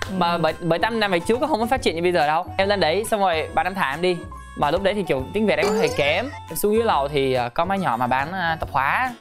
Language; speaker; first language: Vietnamese; early bilingual, heritage; Vietnamese